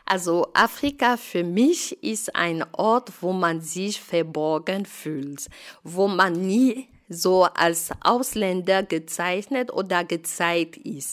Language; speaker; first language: German; non-native, fluent; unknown